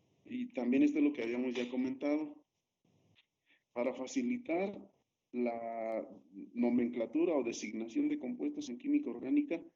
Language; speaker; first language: Spanish; native; Spanish